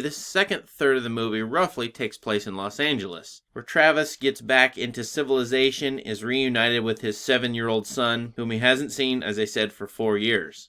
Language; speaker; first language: English; native; English